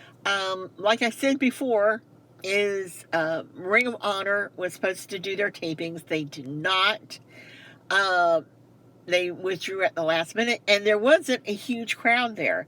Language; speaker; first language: English; native; English